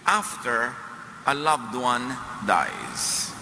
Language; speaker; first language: English; non-native, local second language; Filipino